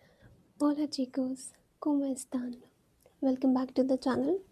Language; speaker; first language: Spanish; non-native, fluent; Hindi